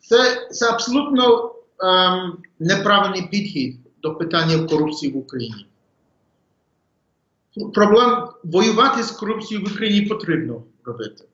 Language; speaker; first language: Ukrainian; early bilingual, heritage; English